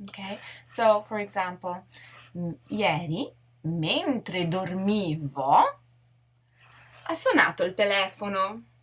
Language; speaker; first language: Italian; non-native, fluent; English